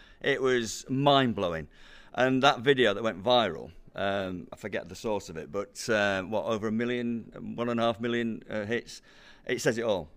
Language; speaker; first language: English; native; English